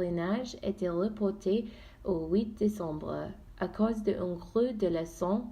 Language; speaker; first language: French; non-native, learner; Dutch